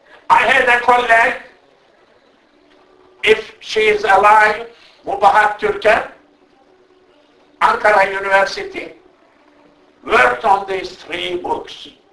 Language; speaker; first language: English; non-native, fluent; Turkish